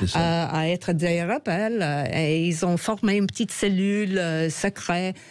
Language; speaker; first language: French; non-native, fluent; English